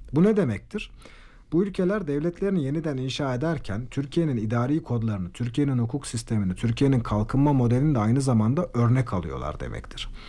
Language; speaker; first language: Turkish; native; Turkish